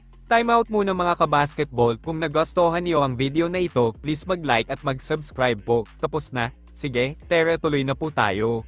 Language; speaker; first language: Filipino; native; Filipino